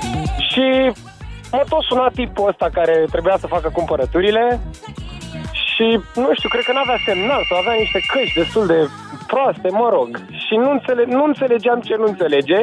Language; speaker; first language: Romanian; native; Romanian